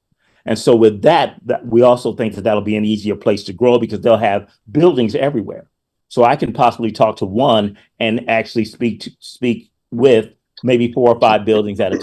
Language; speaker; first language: English; native; English